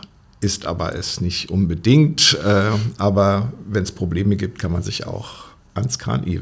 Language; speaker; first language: German; native; German